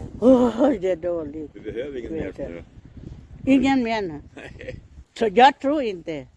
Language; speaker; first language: Swedish; non-native, learner; Thai